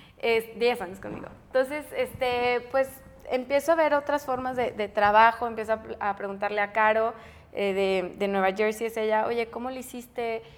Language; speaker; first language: Spanish; native; Spanish